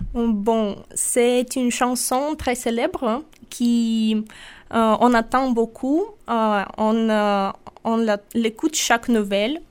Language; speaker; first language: French; non-native, fluent; Russian